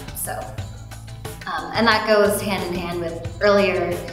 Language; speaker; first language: English; native; English